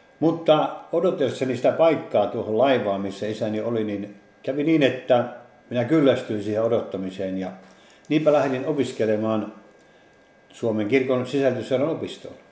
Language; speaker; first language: Finnish; native; Finnish